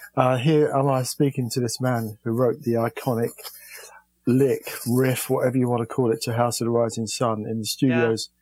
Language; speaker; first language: English; native; English